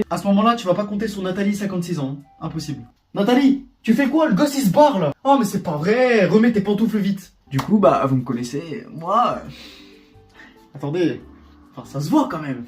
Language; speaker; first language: French; native; French